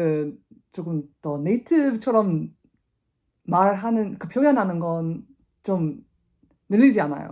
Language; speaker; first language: Korean; non-native, fluent; English